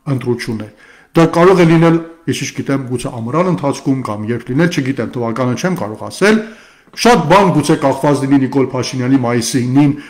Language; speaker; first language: Armenian; early bilingual, heritage; Armenian